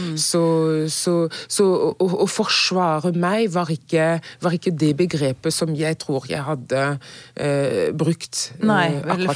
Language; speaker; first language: Norwegian; non-native, fluent; French